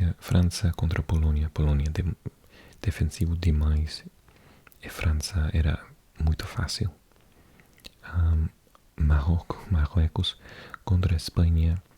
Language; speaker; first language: Portuguese; non-native, learner; English